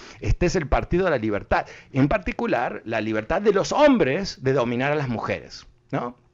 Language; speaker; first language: Spanish; early bilingual, heritage; Spanish